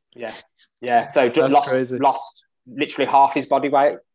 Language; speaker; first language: English; native; English